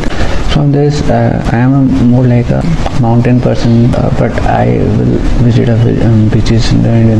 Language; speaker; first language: English; non-native, local second language; Hindi